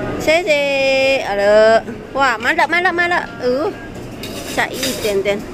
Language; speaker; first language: Chinese; non-native, learner; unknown